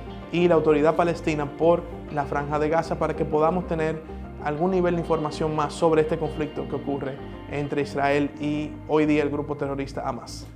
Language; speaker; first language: Spanish; native; Spanish